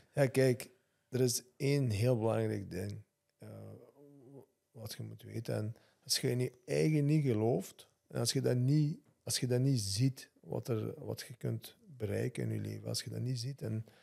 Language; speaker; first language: Dutch; non-native, local second language; Turkish